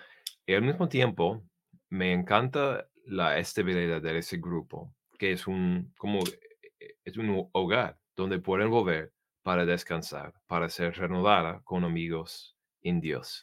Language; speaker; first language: Spanish; non-native, fluent; English